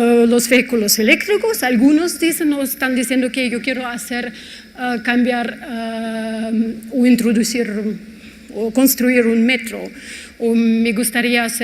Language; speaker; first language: Spanish; non-native, fluent; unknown